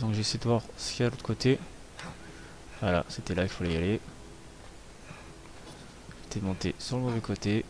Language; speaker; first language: French; native; French